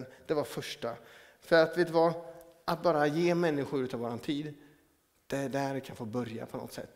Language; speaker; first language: Swedish; native; Swedish